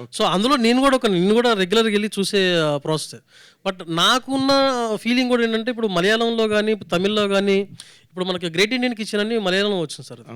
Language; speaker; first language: Telugu; native; Telugu